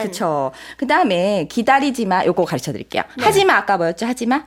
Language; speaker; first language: Korean; native; Korean